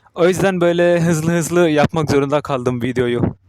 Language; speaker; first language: Turkish; non-native, fluent; Urdu